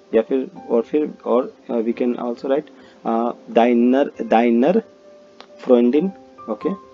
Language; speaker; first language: English; non-native, local second language; Hindi